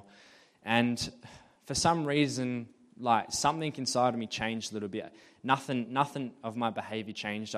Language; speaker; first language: English; native; English